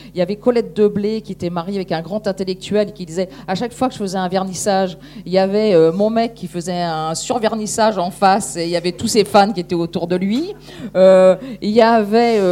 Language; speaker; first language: French; native; French